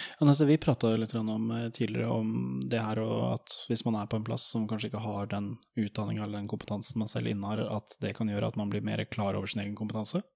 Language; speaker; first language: Norwegian; native; Norwegian